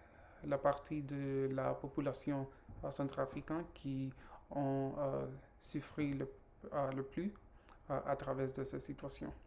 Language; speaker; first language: French; non-native, learner; Spanish